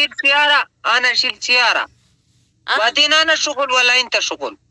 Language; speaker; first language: Arabic; non-native, learner; Pashto